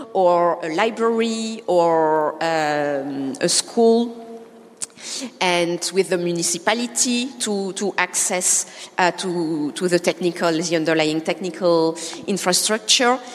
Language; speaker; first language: English; non-native, fluent; French